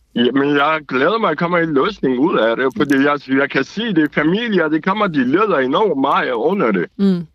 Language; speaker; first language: Danish; non-native, fluent; Persian